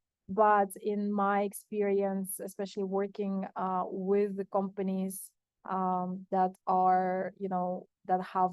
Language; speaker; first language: English; non-native, fluent; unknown